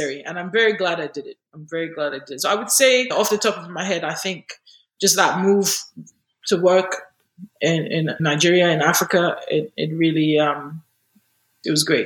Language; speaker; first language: English; non-native, local second language; Yoruba